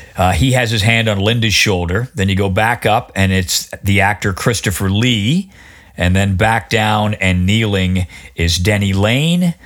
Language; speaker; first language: English; native; English